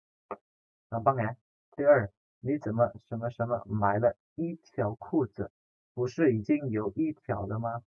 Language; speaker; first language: Chinese; non-native, fluent; Indonesian